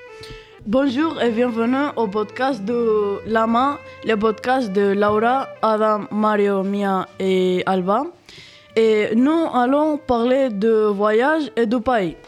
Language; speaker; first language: French; non-native, learner; Spanish